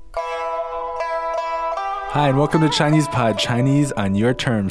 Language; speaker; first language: English; native; English